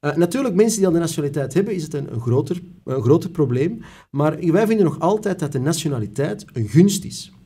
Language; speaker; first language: Dutch; native; Dutch